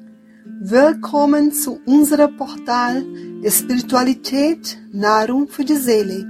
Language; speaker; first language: German; non-native, fluent; Portuguese